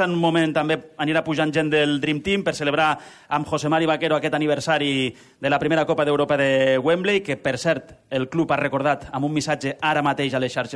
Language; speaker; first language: Catalan; native; Catalan